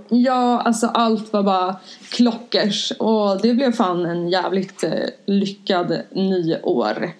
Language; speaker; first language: Swedish; native; Swedish